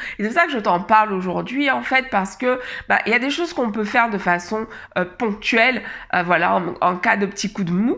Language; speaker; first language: French; native; French